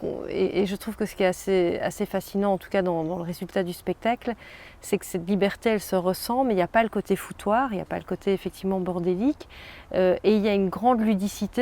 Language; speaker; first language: French; native; French